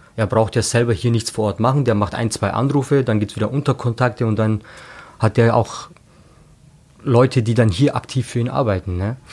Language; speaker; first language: German; early bilingual, other home language; Turkish